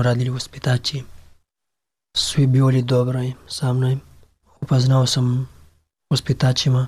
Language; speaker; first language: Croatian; non-native, learner; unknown